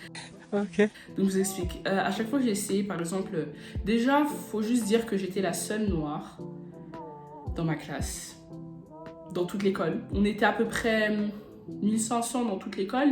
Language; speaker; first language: French; native; French